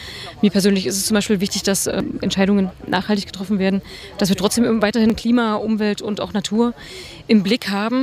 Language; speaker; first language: German; native; German